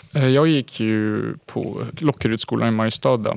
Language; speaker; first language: Swedish; early bilingual, other home language; Arabic